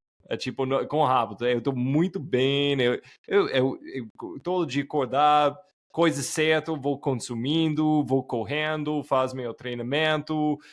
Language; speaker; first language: Portuguese; non-native, fluent; English